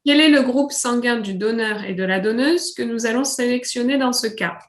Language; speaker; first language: French; native; French